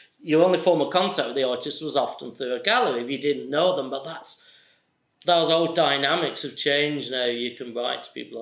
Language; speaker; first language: English; native; English